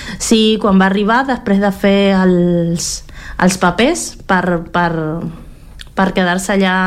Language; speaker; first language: Catalan; non-native, fluent; Spanish